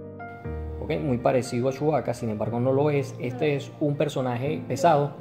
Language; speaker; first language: Spanish; native; Spanish